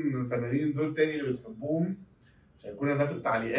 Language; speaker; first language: Arabic; native; Arabic